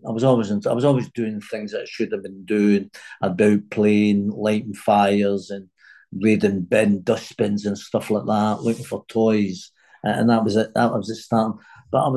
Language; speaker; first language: English; native; English